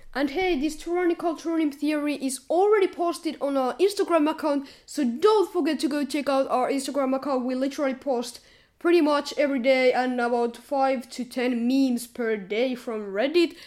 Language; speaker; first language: English; non-native, fluent; Finnish